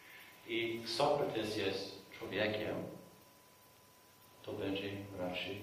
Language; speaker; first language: Polish; non-native, fluent; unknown